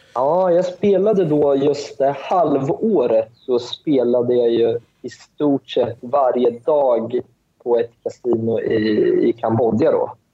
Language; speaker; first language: Swedish; early bilingual, other home language; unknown